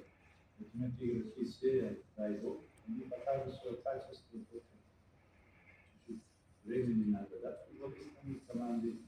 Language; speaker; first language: Russian; non-native, fluent; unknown